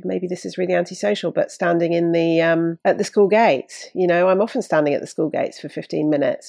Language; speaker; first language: English; native; English